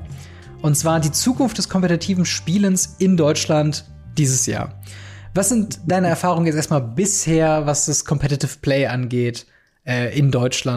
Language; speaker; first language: German; native; German